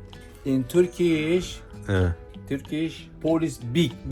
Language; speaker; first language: English; non-native, learner; Turkish